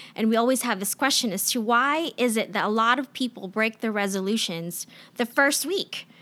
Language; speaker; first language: English; non-native, local second language; Filipino